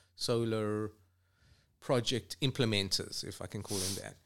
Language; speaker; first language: English; native; English